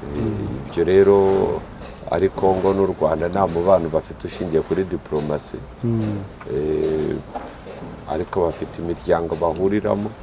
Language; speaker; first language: Kinyarwanda; native; Kinyarwanda